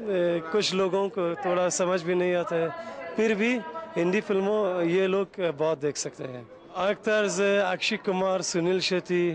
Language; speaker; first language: Hindi; non-native, learner; Persian